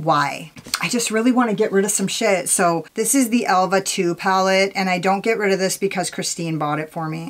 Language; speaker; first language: English; native; English